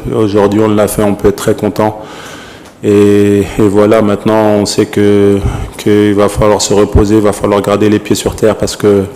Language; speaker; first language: French; native; French